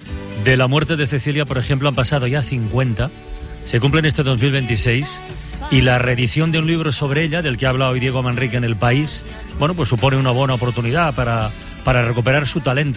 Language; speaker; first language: Spanish; native; Spanish